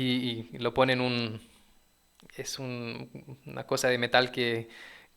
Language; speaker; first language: Spanish; early bilingual, heritage; Portuguese